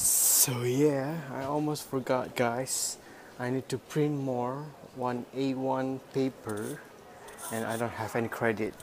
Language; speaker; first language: English; non-native, learner; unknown